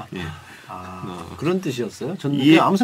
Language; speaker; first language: Korean; native; Korean